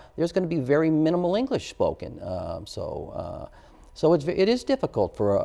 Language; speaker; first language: English; native; English